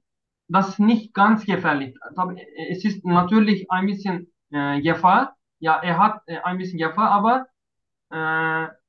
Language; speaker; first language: German; non-native, learner; Turkish